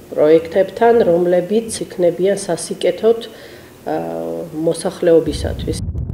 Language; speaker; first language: Georgian; non-native, local second language; Armenian